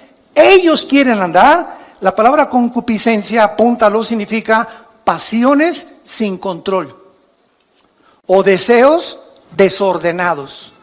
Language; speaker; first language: Spanish; native; Spanish